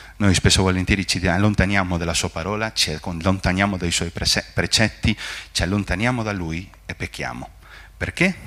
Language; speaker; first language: Italian; non-native, fluent; Spanish